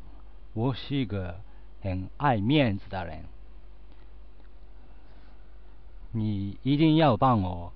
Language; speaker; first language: Chinese; non-native, learner; Japanese